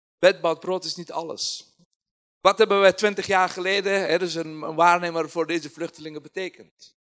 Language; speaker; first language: Dutch; non-native, fluent; Persian